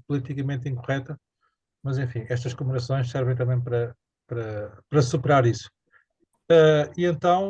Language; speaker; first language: Portuguese; native; Portuguese